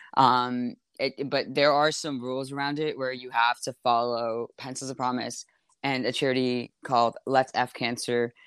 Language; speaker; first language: English; native; English